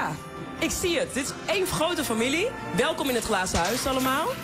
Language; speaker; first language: Dutch; native; Dutch